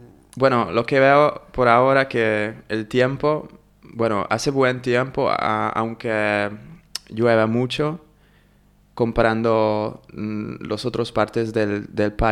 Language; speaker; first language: Spanish; non-native, fluent; Hungarian